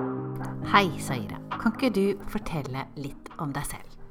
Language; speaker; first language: Norwegian; non-native, fluent; English